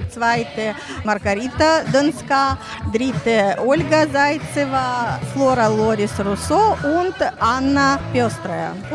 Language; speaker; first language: German; non-native, learner; Ukrainian